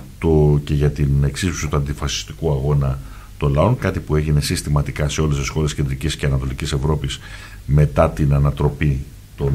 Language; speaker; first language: Greek; native; Greek